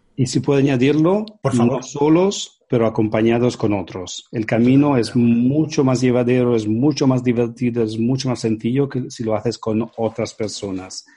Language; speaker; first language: Spanish; non-native, fluent; Italian